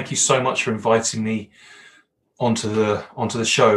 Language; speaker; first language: English; native; English